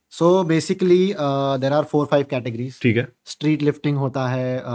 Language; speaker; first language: Hindi; non-native, local second language; Punjabi